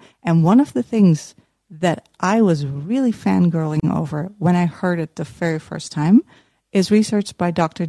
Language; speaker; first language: English; non-native, fluent; Dutch